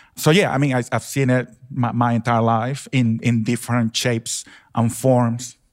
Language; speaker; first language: English; non-native, fluent; Spanish